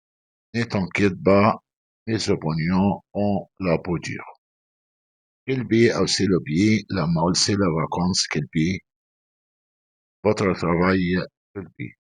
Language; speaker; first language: French; non-native, fluent; Arabic